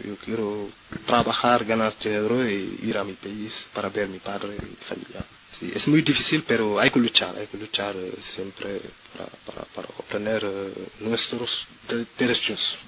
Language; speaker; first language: Spanish; non-native, learner; French